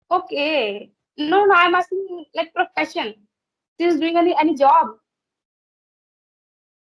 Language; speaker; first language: English; non-native, learner; Hindi